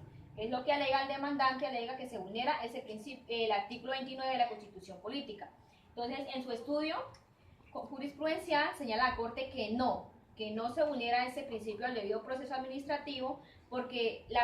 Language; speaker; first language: Spanish; native; Spanish